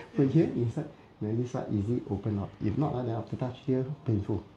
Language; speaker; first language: English; non-native, local second language; Cantonese